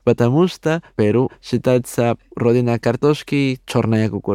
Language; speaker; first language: Russian; non-native, learner; Spanish